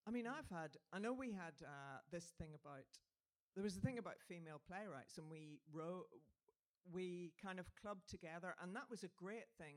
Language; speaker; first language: English; native; English